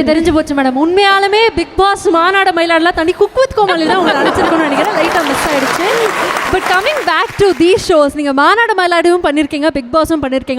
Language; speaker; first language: Tamil; native; Tamil